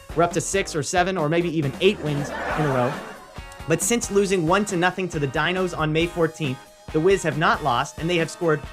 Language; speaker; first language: English; native; English